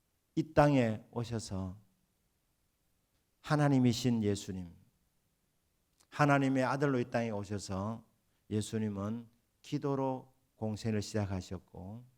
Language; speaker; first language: Korean; native; Korean